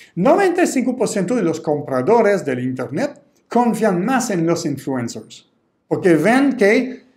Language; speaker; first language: Spanish; non-native, fluent; French